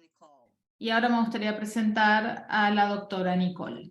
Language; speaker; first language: Spanish; non-native, fluent; Portuguese